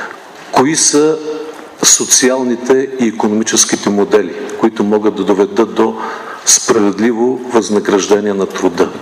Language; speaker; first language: Bulgarian; native; Bulgarian